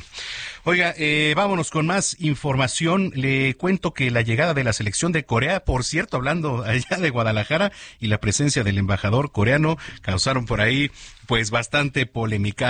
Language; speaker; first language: Spanish; native; Spanish